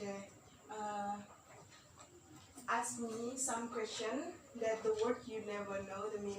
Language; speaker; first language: English; non-native, learner; Indonesian